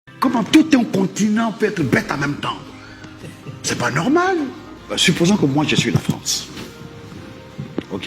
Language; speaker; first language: French; non-native, local second language; Dyula